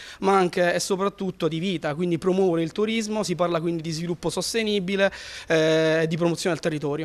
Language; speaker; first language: Italian; native; Italian